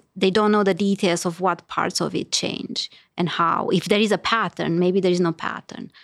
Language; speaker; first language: English; non-native, fluent; Romanian